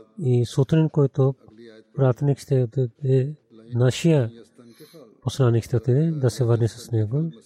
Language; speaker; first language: Bulgarian; non-native, learner; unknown